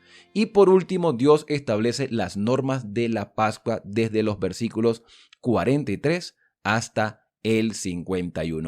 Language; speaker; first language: Spanish; native; Spanish